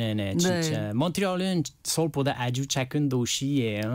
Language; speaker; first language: Korean; non-native, learner; French